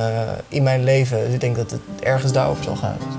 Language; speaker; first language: Dutch; native; Dutch